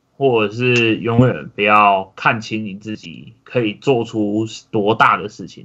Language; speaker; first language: Chinese; native; Chinese